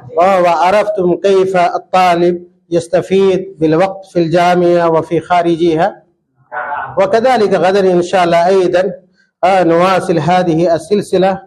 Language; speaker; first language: Arabic; non-native, fluent; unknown